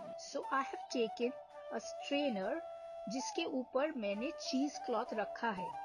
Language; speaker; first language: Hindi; non-native, local second language; Bangla